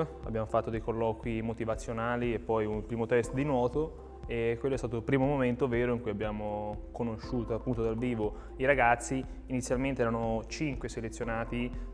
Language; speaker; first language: Italian; native; Italian